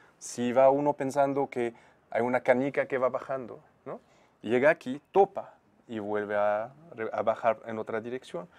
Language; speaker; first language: Spanish; non-native, fluent; Arabic